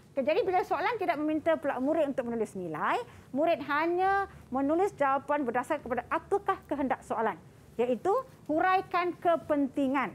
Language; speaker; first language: Malay; non-native, local second language; Tamil